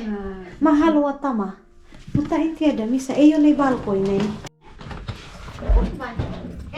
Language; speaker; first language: Finnish; non-native, learner; Filipino